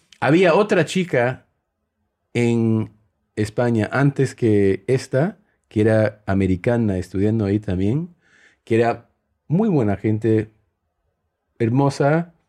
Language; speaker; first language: Spanish; early bilingual, heritage; Spanish